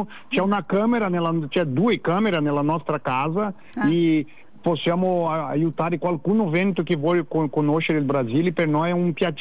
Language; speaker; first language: Italian; non-native, learner; Portuguese